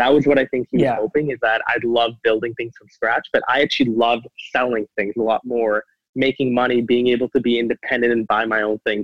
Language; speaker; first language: English; native; English